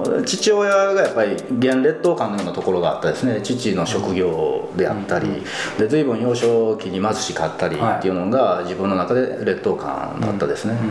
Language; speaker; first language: Japanese; native; Japanese